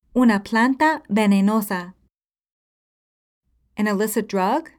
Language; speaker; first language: Spanish; non-native, fluent; English